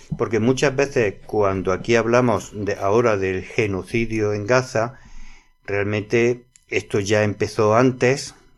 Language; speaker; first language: Spanish; native; Spanish